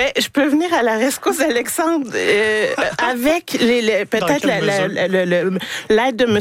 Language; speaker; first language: French; native; French